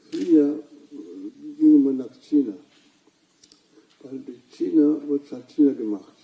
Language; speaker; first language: German; non-native, learner; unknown